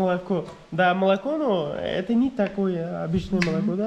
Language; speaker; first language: Russian; non-native, local second language; Kyrgyz